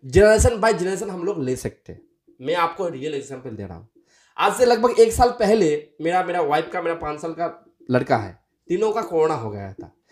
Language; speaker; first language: Hindi; non-native, local second language; Bangla